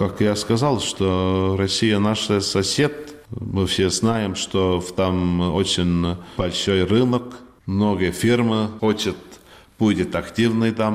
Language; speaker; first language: Russian; non-native, learner; Estonian